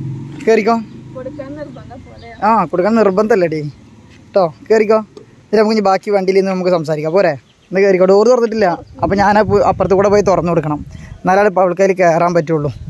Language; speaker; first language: Malayalam; native; Malayalam